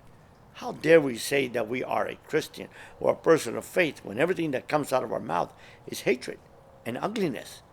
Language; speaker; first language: English; early bilingual, other home language; Spanish